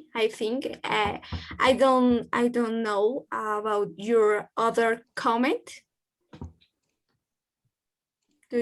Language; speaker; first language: English; non-native, learner; Spanish